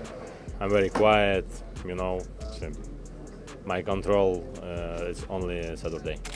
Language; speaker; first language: English; non-native, learner; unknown